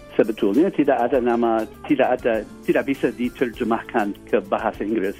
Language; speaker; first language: Indonesian; non-native, fluent; English